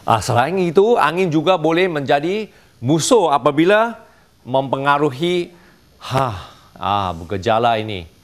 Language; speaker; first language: Malay; non-native, local second language; Chinese